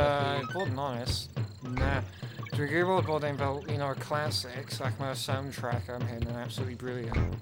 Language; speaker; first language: Welsh; non-native, local second language; English